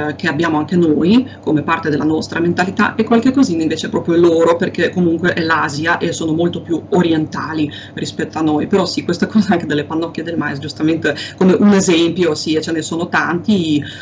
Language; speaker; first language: Italian; non-native, fluent; Russian